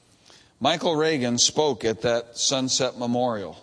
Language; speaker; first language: English; native; English